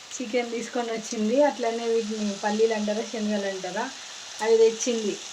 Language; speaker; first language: Telugu; non-native, local second language; Lambadi